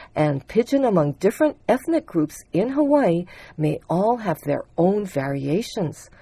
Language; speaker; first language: English; early bilingual, other home language; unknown